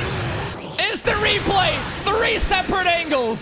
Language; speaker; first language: English; native; English